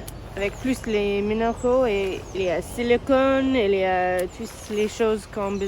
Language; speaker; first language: French; non-native, learner; English